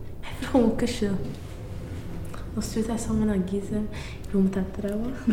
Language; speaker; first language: Dutch; non-native, learner; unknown